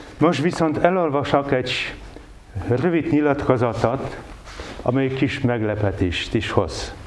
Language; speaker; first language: Hungarian; non-native, fluent; Polish